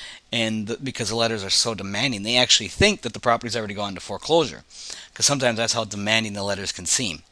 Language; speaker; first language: English; native; English